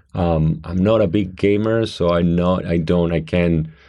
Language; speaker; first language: English; non-native, fluent; Spanish